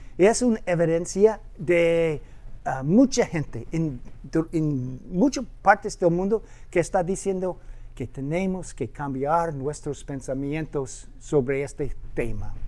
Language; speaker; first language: Spanish; non-native, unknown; English